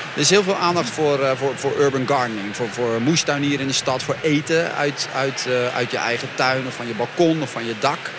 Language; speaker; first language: Dutch; native; Dutch